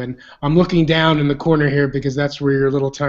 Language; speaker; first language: English; native; English